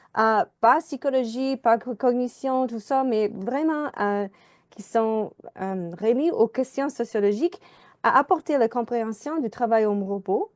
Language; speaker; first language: French; non-native, fluent; English